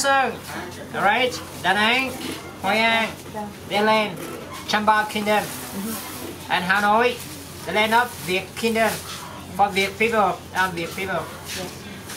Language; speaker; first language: English; non-native, learner; Vietnamese